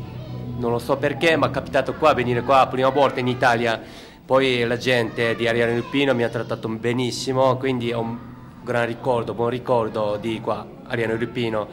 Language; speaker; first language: Italian; non-native, learner; Japanese